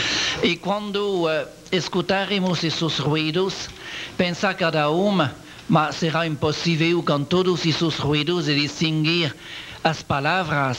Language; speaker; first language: Portuguese; non-native, learner; French